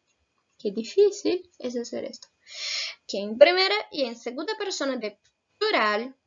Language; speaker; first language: Spanish; non-native, fluent; Portuguese